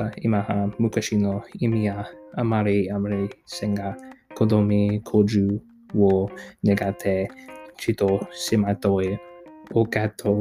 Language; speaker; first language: Japanese; non-native, learner; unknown